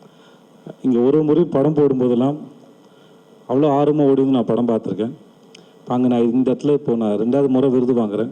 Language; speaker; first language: Tamil; native; Tamil